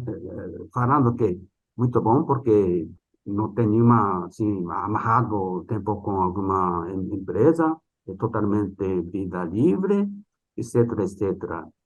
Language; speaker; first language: Portuguese; non-native, fluent; Japanese